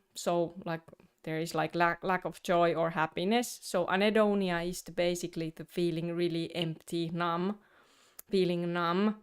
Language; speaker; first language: English; non-native, fluent; Finnish